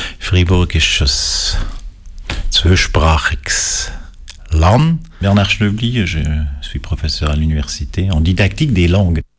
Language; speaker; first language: French; native; French